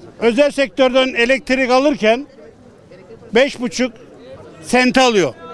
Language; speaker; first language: Turkish; native; Turkish